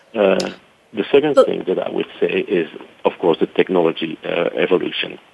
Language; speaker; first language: English; non-native, fluent; French